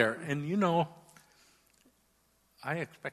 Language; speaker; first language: English; native; English